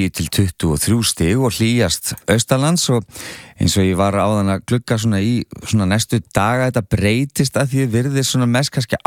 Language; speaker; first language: Icelandic; native; Icelandic